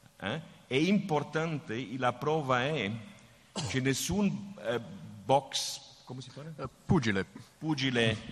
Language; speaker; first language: Italian; non-native, fluent; German